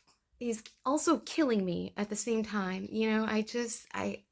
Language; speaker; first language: English; native; English